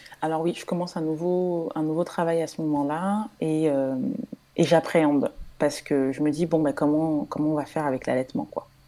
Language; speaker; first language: French; native; French